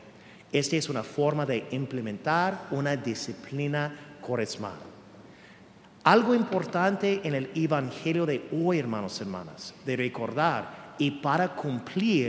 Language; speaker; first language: Spanish; non-native, fluent; English